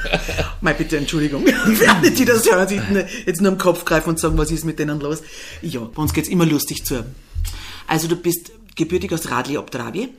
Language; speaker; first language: German; native; German